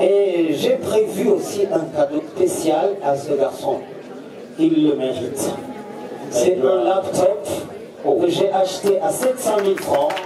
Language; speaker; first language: French; non-native, local second language; Kinyarwanda